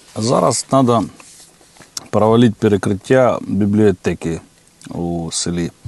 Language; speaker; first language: Ukrainian; native; Ukrainian